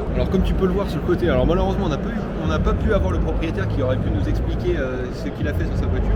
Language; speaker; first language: French; native; French